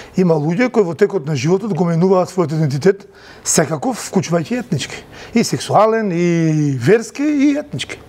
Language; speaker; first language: Macedonian; native; Macedonian